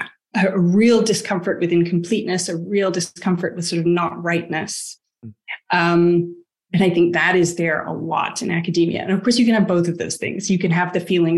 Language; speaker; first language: English; native; English